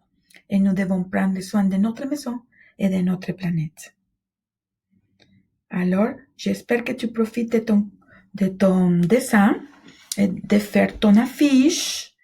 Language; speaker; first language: French; non-native, fluent; Spanish